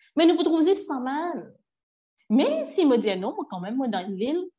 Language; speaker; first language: French; non-native, local second language; Morisyen